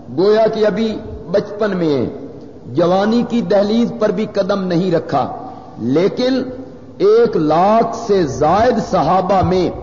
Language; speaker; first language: Urdu; non-native, local second language; Punjabi